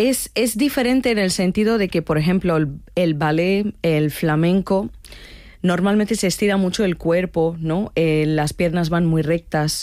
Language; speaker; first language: Spanish; non-native, fluent; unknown